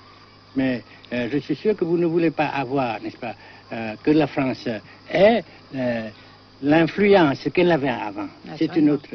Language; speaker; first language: French; non-native, local second language; Vietnamese